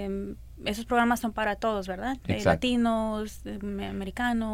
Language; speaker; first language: Spanish; early bilingual, other home language; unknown